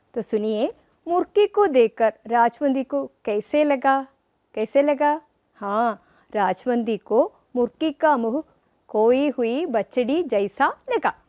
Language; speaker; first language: Hindi; non-native, local second language; Malayalam